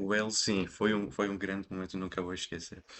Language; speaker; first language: Portuguese; non-native, fluent; Persian